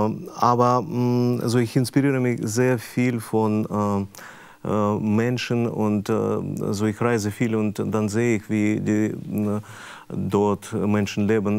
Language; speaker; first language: German; non-native, fluent; Russian